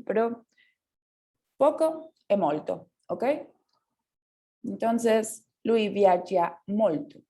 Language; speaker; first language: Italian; non-native, fluent; Spanish